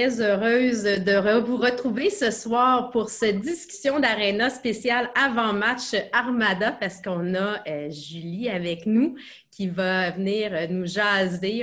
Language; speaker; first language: French; native; French